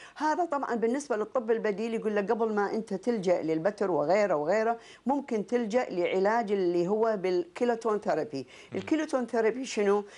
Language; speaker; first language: Arabic; native; Arabic